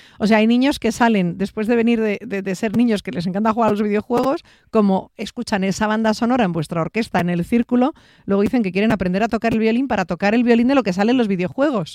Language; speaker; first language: Spanish; native; Spanish